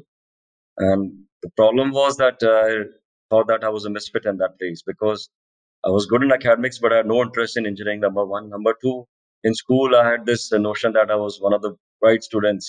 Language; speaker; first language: English; non-native, local second language; Hindi